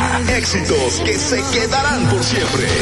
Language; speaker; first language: Spanish; native; Spanish